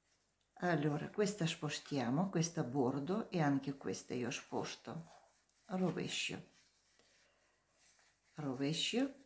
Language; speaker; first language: Italian; non-native, learner; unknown